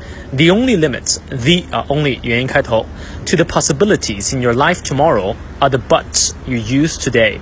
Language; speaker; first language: English; non-native, fluent; Chinese